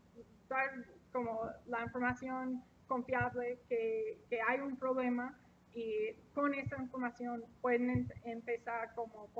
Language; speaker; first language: Spanish; non-native, fluent; English